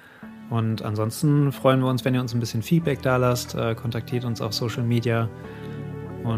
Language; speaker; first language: German; native; German